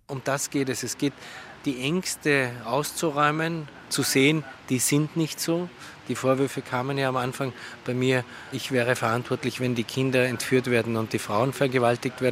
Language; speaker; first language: German; native; German